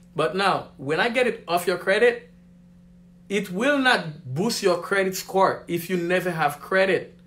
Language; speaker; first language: English; non-native, fluent; Haitian Creole